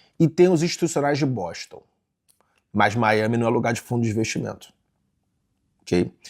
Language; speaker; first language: Portuguese; early bilingual, heritage; Portuguese